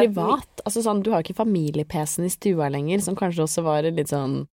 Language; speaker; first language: Norwegian; native; Norwegian